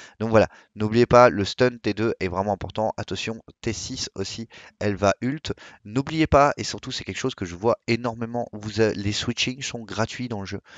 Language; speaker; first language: French; native; French